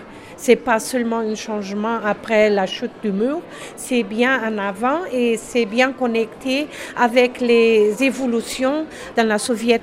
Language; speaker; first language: French; non-native, learner; German